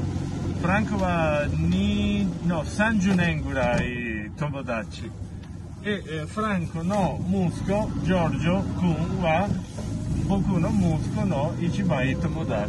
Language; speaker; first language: Japanese; non-native, learner; Italian